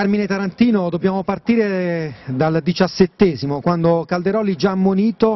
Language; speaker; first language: Italian; native; Italian